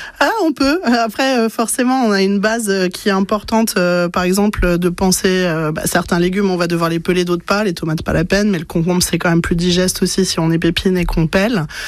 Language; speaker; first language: French; native; French